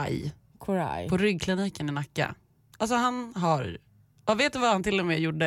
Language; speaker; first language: Swedish; native; Swedish